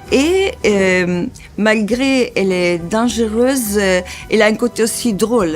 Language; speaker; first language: French; non-native, fluent; Italian